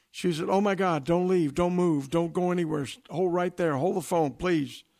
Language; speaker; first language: English; native; English